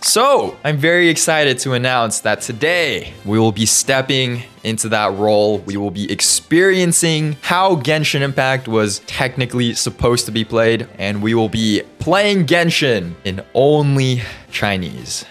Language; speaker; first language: English; early bilingual, other home language; Chinese